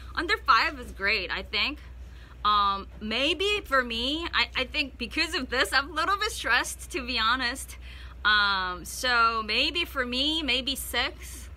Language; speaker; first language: English; non-native, fluent; Korean